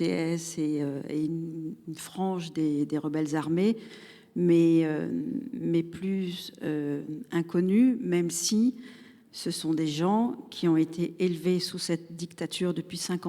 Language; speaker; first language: French; native; French